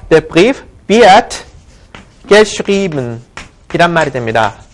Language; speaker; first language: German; non-native, fluent; Korean